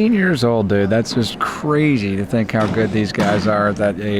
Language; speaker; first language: English; native; English